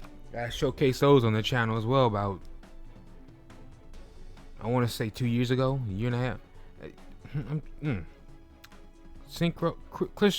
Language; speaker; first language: English; native; English